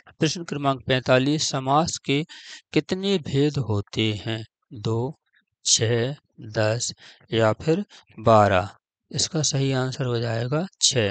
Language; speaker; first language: Hindi; native; Hindi